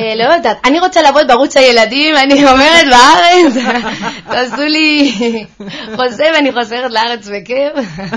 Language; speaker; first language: Hebrew; non-native, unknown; Spanish